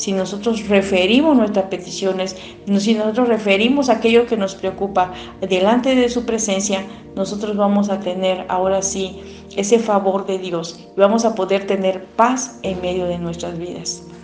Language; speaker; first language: Spanish; native; Spanish